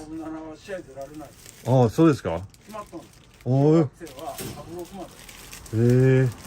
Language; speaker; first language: Japanese; non-native, learner; English